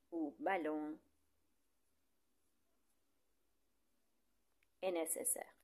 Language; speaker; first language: French; non-native, fluent; Persian